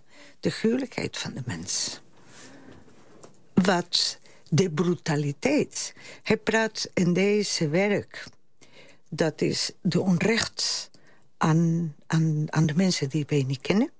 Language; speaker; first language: Dutch; non-native, fluent; Spanish